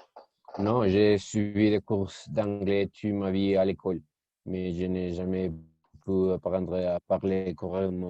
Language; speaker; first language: French; non-native, learner; Spanish